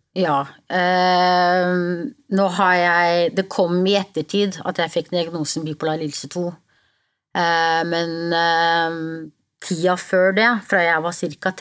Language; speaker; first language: Norwegian; early bilingual, other home language; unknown